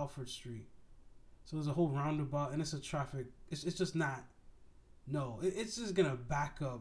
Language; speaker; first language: English; native; English